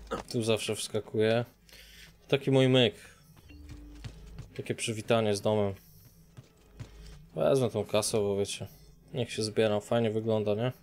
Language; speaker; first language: Polish; native; Polish